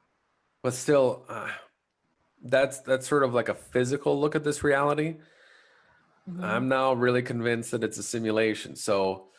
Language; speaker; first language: English; native; English